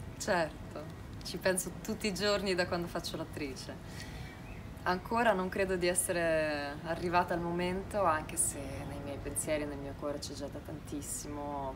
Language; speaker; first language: Italian; early bilingual, other home language; Russian